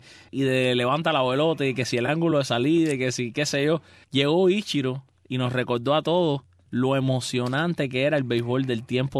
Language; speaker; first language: Spanish; native; Spanish